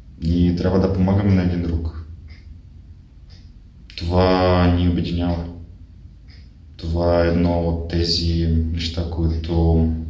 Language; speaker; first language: Bulgarian; non-native, fluent; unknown